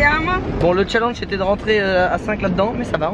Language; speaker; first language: French; native; French